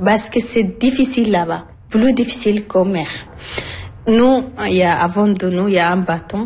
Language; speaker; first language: French; non-native, learner; Arabic